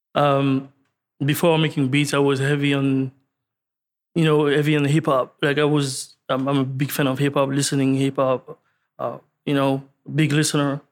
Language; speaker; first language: English; non-native, learner; French